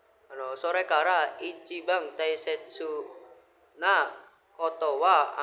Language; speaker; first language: Japanese; non-native, learner; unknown